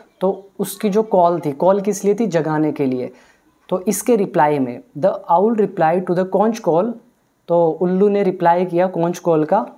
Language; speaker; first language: Hindi; native; Hindi